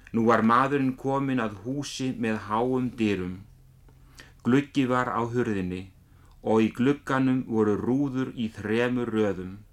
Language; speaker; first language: Icelandic; native; Icelandic